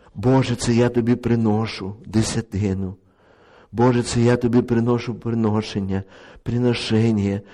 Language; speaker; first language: Ukrainian; non-native, local second language; Russian